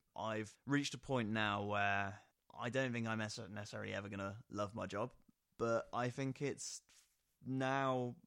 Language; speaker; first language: English; native; English